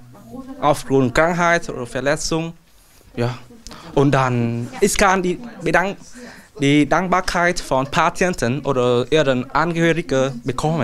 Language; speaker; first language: German; non-native, learner; Vietnamese